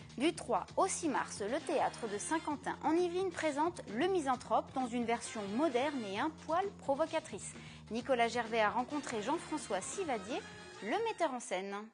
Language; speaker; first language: French; native; French